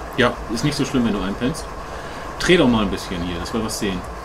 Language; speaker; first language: German; native; German